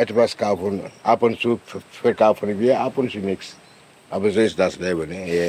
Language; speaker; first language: German; non-native, learner; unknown